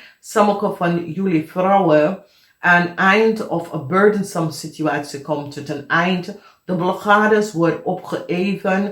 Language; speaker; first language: Dutch; non-native, fluent; English